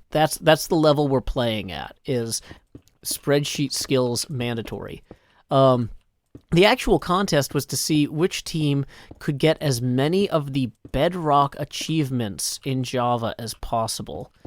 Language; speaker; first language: English; native; English